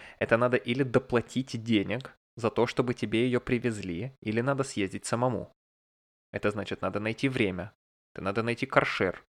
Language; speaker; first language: Russian; native; Russian